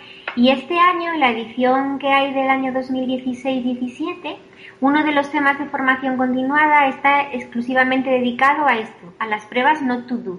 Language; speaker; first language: Spanish; native; Spanish